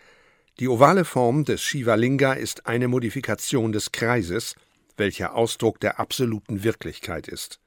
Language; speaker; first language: German; native; German